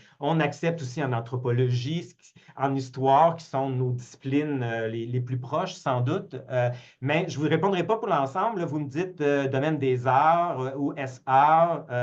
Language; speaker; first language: French; native; French